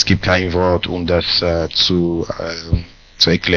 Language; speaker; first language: German; non-native, fluent; French